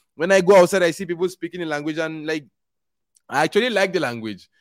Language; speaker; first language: English; non-native, local second language; Igbo